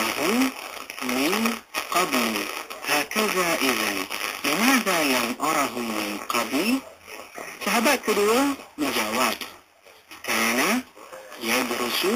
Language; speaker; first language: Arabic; non-native, fluent; Malay